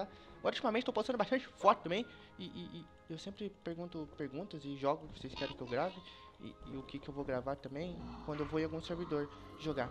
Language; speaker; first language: Portuguese; native; Portuguese